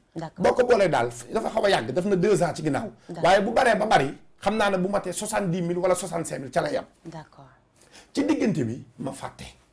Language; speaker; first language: Wolof; native; Wolof